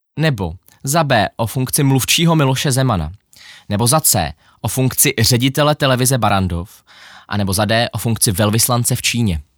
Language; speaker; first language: Czech; early bilingual, other home language; Ukrainian